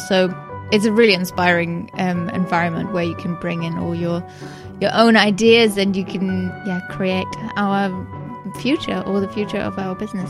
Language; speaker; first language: English; non-native, fluent; German